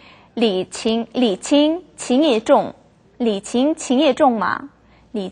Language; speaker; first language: Chinese; non-native, fluent; Korean